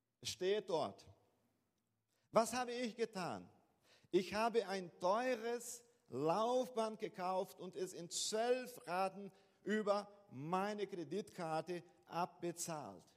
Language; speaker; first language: German; non-native, fluent; Portuguese